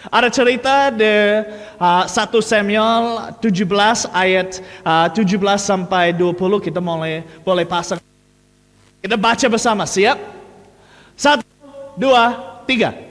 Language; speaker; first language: Indonesian; non-native, fluent; English